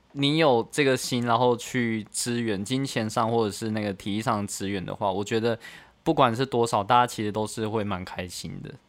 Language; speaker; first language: Chinese; native; Chinese